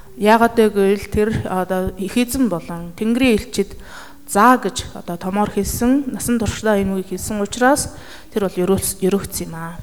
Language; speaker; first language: Mongolian; native; Mongolian